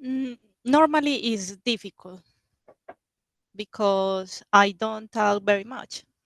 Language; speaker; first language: English; non-native, learner; Spanish